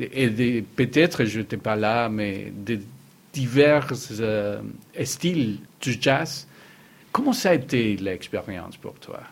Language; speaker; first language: French; non-native, fluent; Spanish